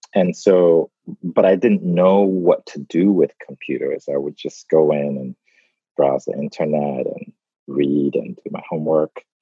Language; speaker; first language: English; non-native, local second language; Igbo